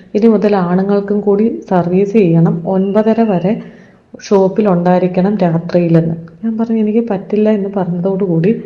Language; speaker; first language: Malayalam; native; Malayalam